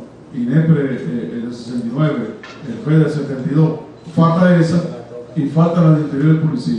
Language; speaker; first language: Spanish; native; Spanish